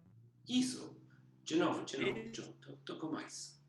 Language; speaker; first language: Portuguese; non-native, learner; English